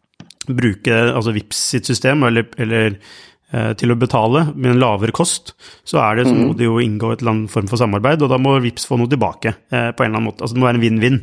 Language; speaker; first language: Norwegian; native; Norwegian